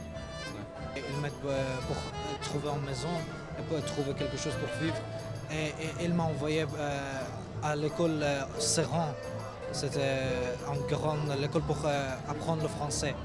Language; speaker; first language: French; non-native, learner; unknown